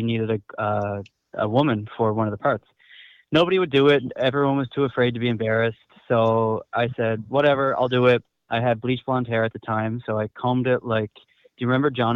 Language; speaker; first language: English; native; English